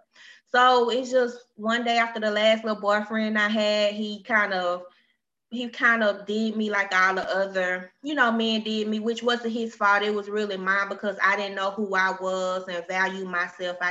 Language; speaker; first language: English; native; English